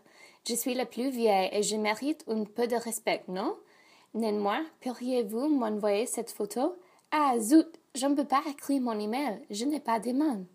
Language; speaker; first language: French; non-native, learner; English